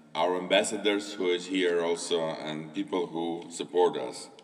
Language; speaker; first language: English; non-native, fluent; Armenian